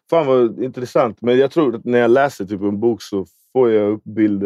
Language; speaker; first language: Swedish; native; Swedish